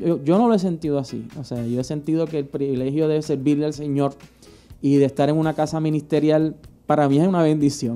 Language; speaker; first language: Spanish; native; Spanish